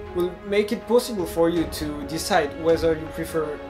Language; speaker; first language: English; non-native, fluent; French